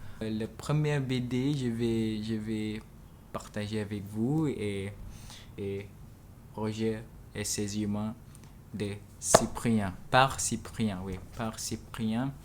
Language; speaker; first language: French; non-native, learner; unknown